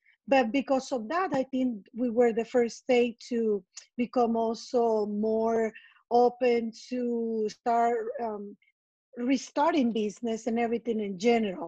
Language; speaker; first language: English; non-native, fluent; Spanish